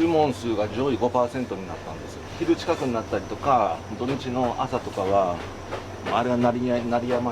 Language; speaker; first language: Japanese; native; Japanese